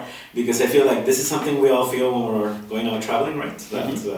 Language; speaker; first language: English; non-native, fluent; Spanish